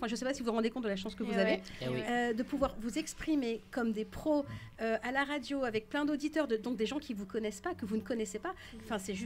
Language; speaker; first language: French; native; French